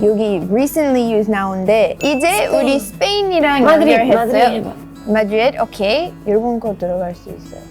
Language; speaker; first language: Korean; non-native, learner; English